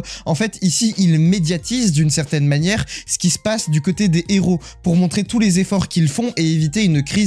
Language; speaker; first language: French; native; French